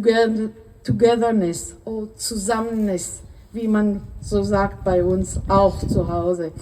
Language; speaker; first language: German; non-native, learner; Hebrew